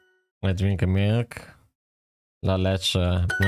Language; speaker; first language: Spanish; non-native, learner; Polish